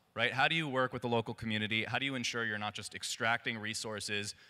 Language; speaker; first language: English; native; English